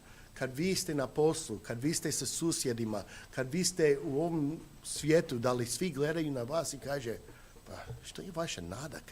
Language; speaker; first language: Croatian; non-native, fluent; English